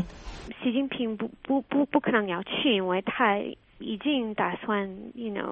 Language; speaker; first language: Chinese; non-native, fluent; English